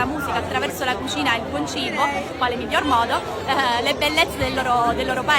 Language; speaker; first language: Italian; native; Italian